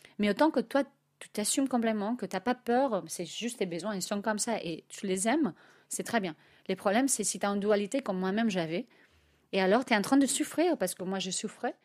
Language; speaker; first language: French; non-native, fluent; Spanish